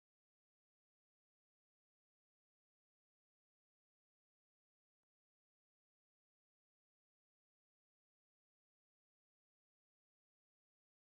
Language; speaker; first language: English; native; English